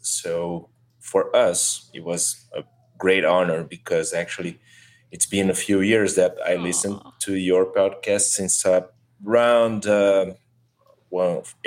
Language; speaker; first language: English; non-native, fluent; Portuguese